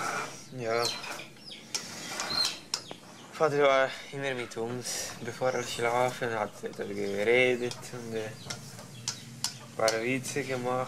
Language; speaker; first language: German; non-native, learner; Spanish